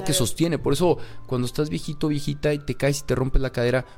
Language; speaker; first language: Spanish; native; Spanish